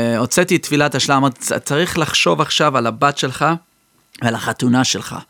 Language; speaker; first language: Hebrew; early bilingual, heritage; Hebrew